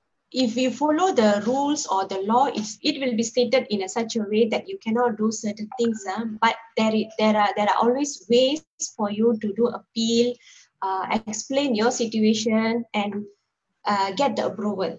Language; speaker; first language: English; non-native, local second language; Tamil